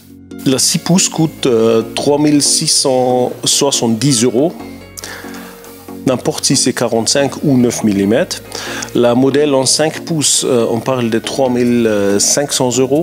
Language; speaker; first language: French; non-native, fluent; German